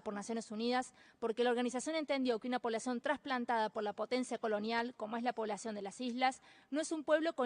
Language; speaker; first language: Spanish; native; Spanish